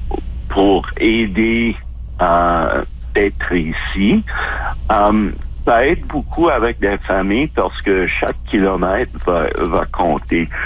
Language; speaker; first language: French; non-native, fluent; English